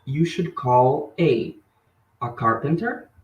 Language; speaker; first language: English; non-native, fluent; Portuguese